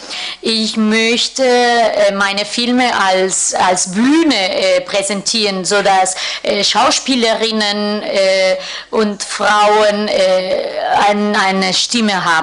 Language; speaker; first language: German; non-native, fluent; Spanish